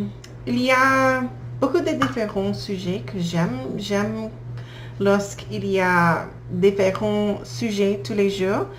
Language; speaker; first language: French; non-native, learner; English